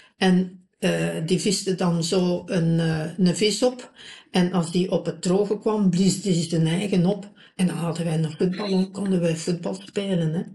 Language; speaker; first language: Dutch; native; Dutch